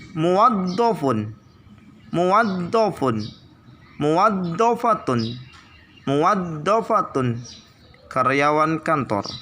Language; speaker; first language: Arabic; non-native, fluent; Indonesian